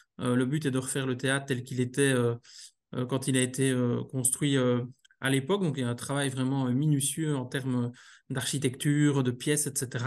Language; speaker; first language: French; native; French